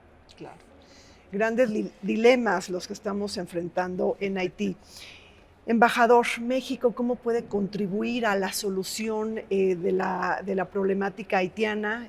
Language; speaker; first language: Spanish; native; Spanish